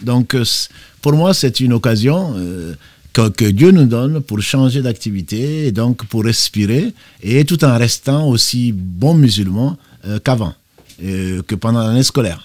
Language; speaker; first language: French; native; French